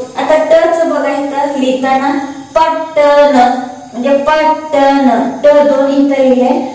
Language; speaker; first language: Marathi; non-native, local second language; Kannada